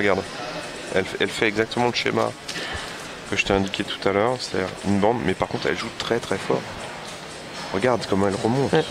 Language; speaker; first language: French; native; French